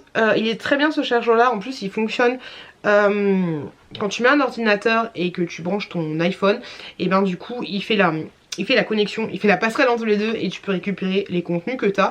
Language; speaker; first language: French; native; French